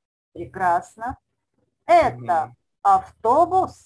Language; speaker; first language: Russian; non-native, fluent; Spanish